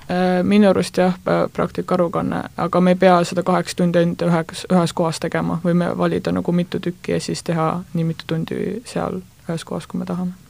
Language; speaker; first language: Estonian; native; Estonian